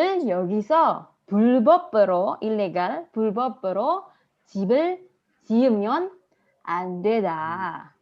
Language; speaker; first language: Korean; non-native, fluent; Indonesian